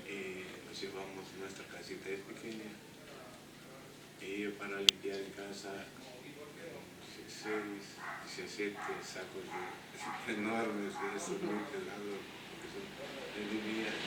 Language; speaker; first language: Spanish; non-native, fluent; Italian